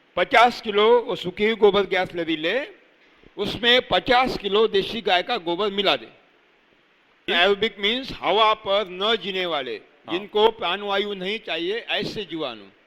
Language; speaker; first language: Hindi; non-native, local second language; Marathi